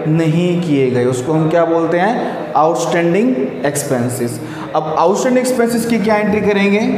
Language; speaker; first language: Hindi; native; Hindi